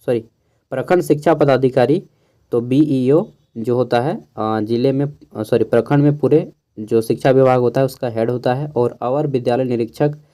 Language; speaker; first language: Hindi; native; Hindi